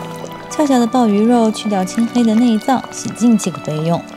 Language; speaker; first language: Chinese; native; Chinese